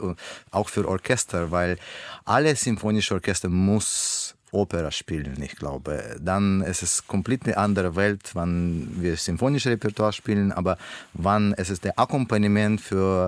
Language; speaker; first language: German; non-native, learner; Russian